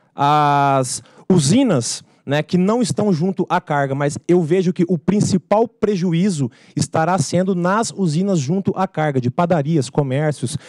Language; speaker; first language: Portuguese; native; Portuguese